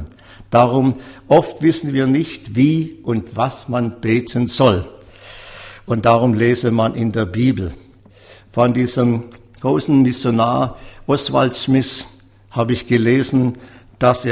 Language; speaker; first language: German; native; German